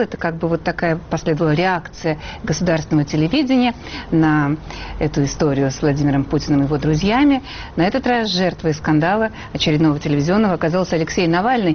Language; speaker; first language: Russian; native; Russian